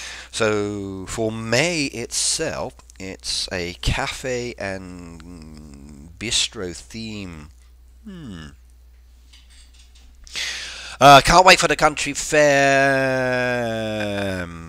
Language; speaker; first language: English; native; English